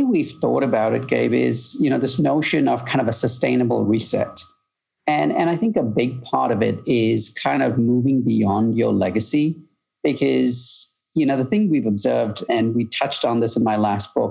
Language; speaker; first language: English; native; English